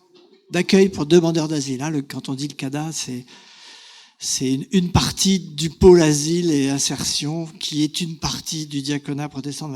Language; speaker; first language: French; native; French